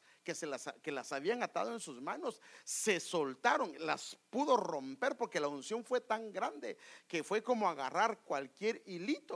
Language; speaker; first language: Spanish; native; Spanish